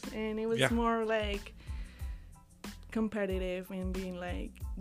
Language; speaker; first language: English; non-native, learner; Spanish